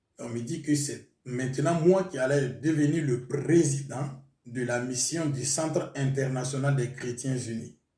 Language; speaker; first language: French; non-native, local second language; Mossi